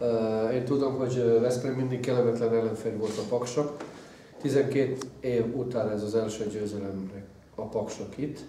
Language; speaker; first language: Hungarian; non-native, fluent; Croatian